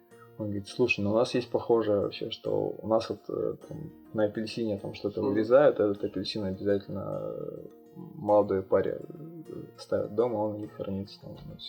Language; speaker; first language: Russian; native; Russian